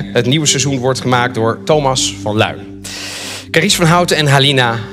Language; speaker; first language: Dutch; native; Dutch